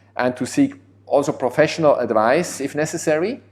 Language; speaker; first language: English; non-native, fluent; German